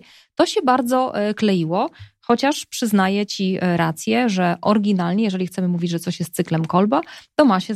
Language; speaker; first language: Polish; native; Polish